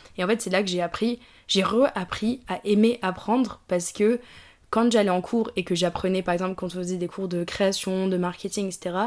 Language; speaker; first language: French; native; French